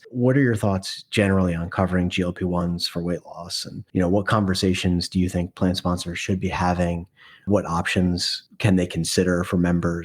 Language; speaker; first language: English; native; English